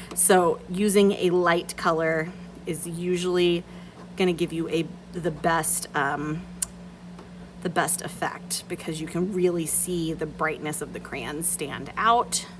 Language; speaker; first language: English; native; English